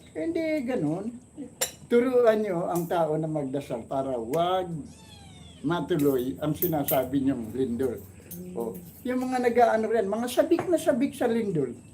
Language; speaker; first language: Filipino; non-native, local second language; Bikol